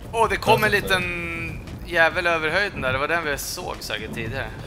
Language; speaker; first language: Swedish; native; Swedish